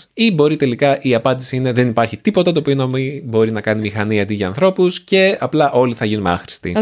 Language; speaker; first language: Greek; native; Greek